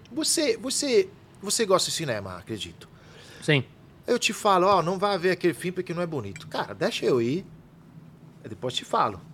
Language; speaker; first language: Portuguese; non-native, fluent; Italian